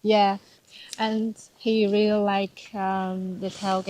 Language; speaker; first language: English; non-native, learner; Chinese